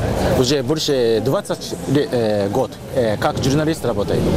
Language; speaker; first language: Russian; non-native, learner; Japanese